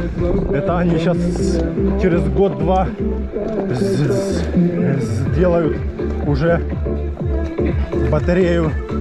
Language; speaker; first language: Russian; native; Russian